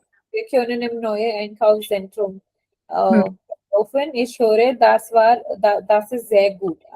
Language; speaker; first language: German; non-native, fluent; Hindi